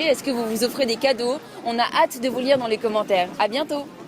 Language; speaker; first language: French; native; French